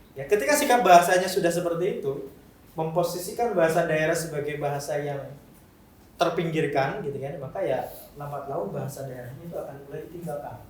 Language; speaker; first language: Indonesian; non-native, local second language; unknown